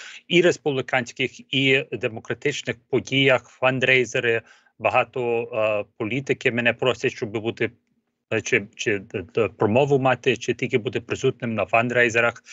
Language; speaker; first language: Ukrainian; early bilingual, heritage; Ukrainian